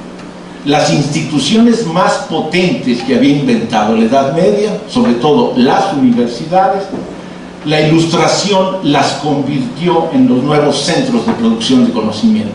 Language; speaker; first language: Spanish; native; Spanish